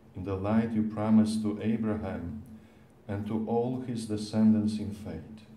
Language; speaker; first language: English; non-native, fluent; Polish